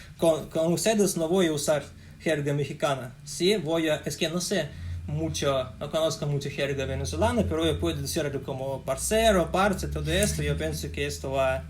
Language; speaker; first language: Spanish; non-native, learner; Russian